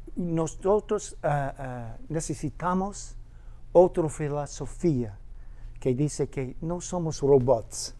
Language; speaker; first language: Spanish; non-native, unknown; English